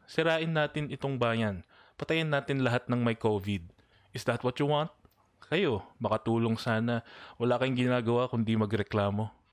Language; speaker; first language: Filipino; native; Filipino